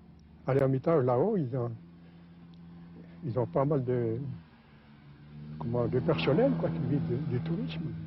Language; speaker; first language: French; native; French